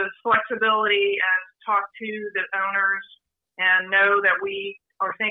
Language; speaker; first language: English; native; English